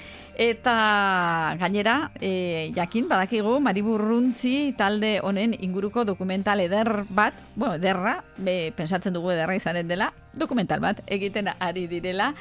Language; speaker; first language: Basque; native; Basque